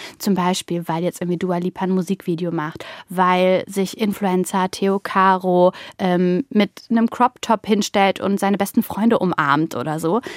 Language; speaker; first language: German; early bilingual, other home language; Bulgarian